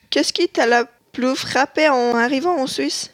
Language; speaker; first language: French; non-native, learner; Persian